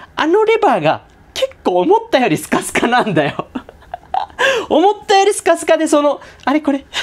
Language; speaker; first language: Japanese; native; Japanese